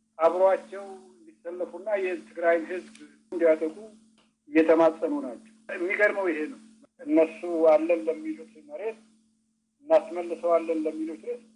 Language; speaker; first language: Amharic; non-native, local second language; Tigrinya